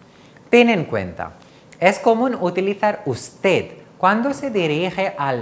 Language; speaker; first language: Spanish; non-native, fluent; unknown